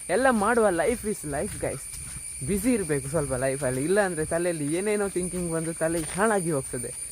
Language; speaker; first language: Kannada; non-native, local second language; Tulu